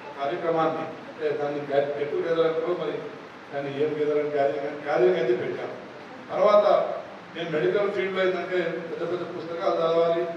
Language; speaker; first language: Telugu; non-native, local second language; Lambadi